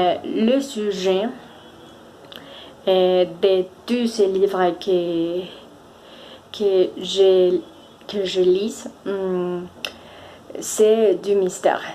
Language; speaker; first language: French; non-native, fluent; Spanish